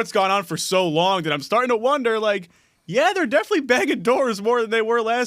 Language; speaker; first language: English; native; English